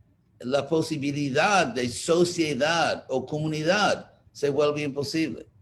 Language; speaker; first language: Spanish; non-native, fluent; English